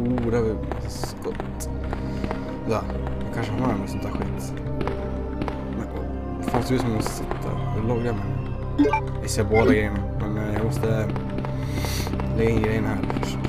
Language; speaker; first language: Swedish; native; Swedish